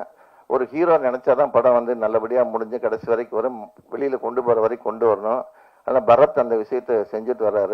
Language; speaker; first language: Tamil; native; Tamil